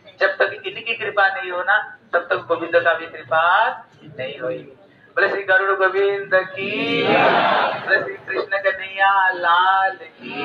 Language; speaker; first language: Hindi; native; Hindi